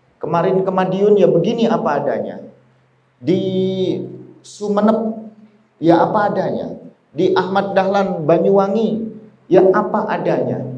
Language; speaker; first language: Indonesian; native; Indonesian